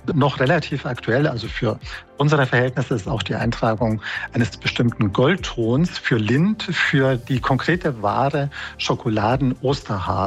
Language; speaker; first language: German; native; German